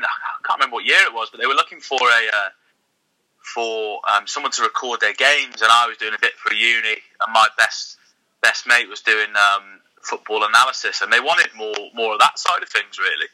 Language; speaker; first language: English; native; English